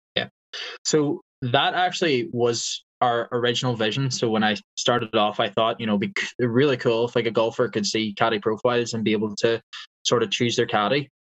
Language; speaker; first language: English; native; English